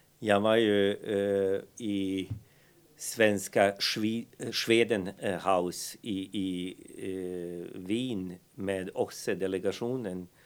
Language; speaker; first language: Swedish; non-native, fluent; Bosnian